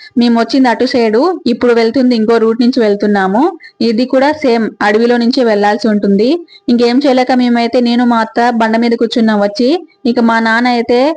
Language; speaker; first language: Telugu; native; Telugu